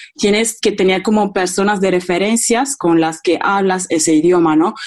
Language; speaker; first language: Spanish; non-native, fluent; German